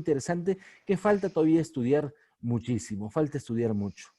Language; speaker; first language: Spanish; native; Spanish